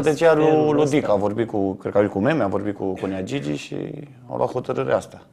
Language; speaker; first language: Romanian; native; Romanian